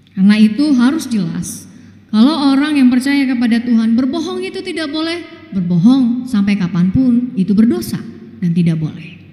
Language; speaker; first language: Indonesian; non-native, local second language; Batak Toba